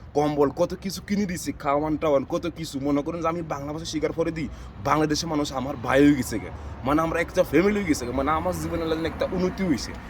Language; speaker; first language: Bangla; non-native, fluent; Zulu